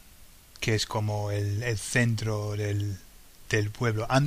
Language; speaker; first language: Spanish; non-native, fluent; English